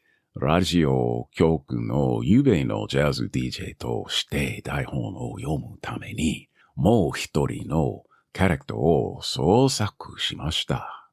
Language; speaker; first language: Japanese; non-native, learner; English